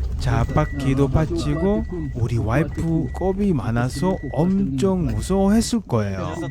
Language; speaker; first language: Korean; non-native, fluent; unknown